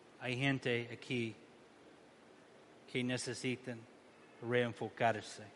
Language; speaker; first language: Spanish; non-native, learner; English